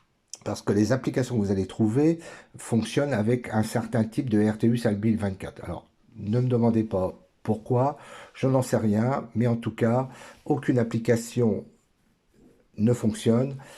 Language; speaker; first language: French; native; French